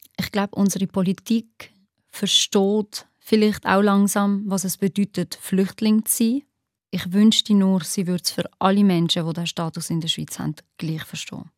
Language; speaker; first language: German; early bilingual, other home language; Albanian